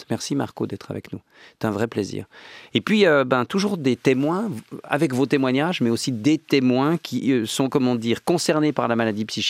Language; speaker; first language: French; native; French